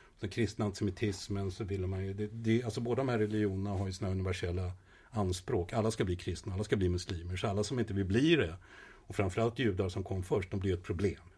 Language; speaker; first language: Swedish; native; Swedish